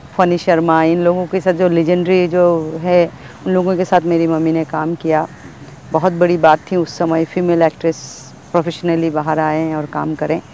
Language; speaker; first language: Hindi; non-native, local second language; Bangla